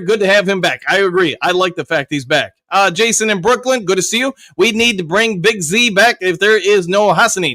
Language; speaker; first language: English; native; English